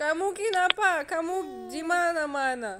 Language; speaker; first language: Indonesian; non-native, learner; Russian